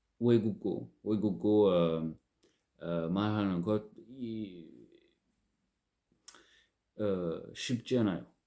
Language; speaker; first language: Korean; non-native, learner; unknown